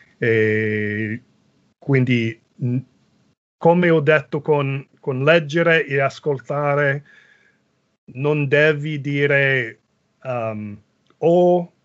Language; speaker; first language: Italian; non-native, fluent; English